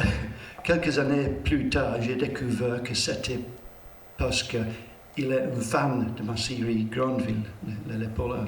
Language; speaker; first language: French; non-native, learner; English